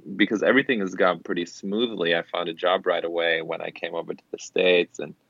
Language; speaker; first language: English; non-native, fluent; German